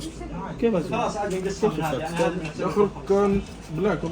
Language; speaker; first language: Arabic; non-native, learner; Urdu